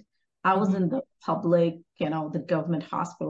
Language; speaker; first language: English; non-native, local second language; Hindi